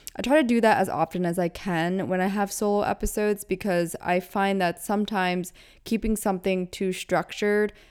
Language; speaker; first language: English; native; English